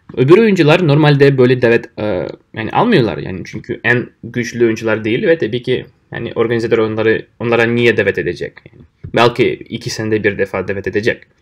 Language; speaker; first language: Turkish; non-native, fluent; Russian